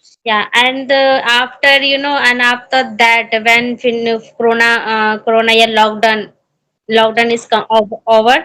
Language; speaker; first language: English; non-native, learner; Hindi